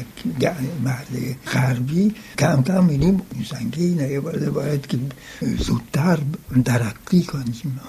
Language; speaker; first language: Persian; non-native, fluent; French